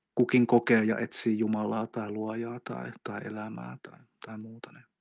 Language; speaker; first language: Finnish; native; Finnish